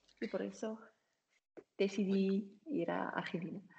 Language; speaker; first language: Spanish; non-native, learner; German